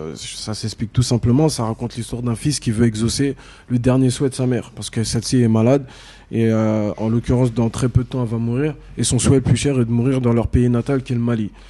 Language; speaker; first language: French; native; French